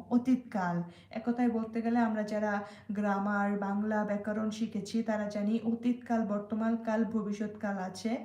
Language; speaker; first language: Bangla; native; Bangla